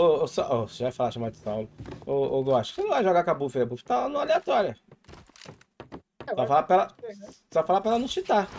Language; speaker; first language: Portuguese; native; Portuguese